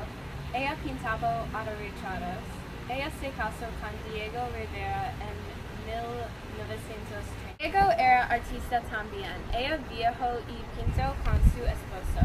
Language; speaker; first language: Spanish; non-native, learner; English